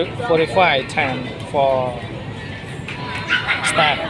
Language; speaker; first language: English; non-native, learner; Vietnamese